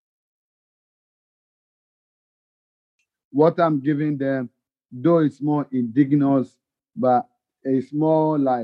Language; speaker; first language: English; non-native, local second language; Ga